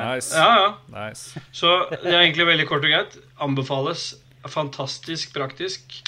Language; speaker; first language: Norwegian; native; Norwegian